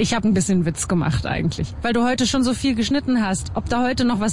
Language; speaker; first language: German; native; German